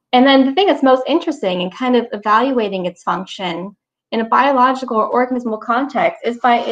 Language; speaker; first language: English; native; English